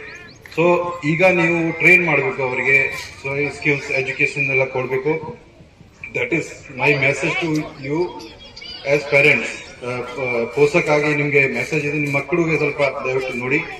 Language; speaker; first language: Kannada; non-native, fluent; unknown